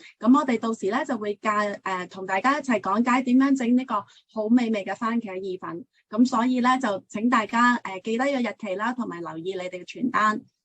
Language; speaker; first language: Cantonese; early bilingual, heritage; Cantonese